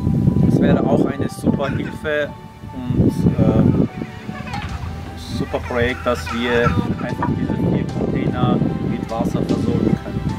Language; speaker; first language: German; early bilingual, other home language; Armenian